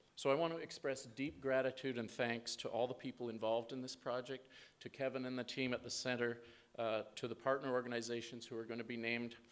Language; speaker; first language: English; native; English